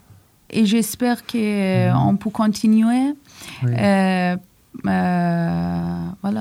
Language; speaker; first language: French; non-native, learner; Persian